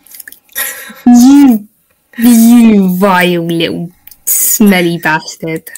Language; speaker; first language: English; native; English